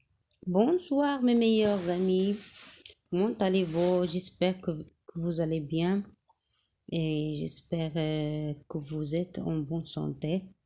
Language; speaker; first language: French; non-native, local second language; Arabic